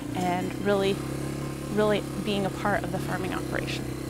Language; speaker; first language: English; native; English